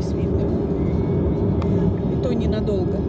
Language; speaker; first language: Russian; native; Russian